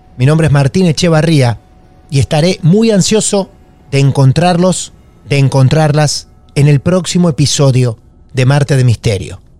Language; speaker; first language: Spanish; native; Spanish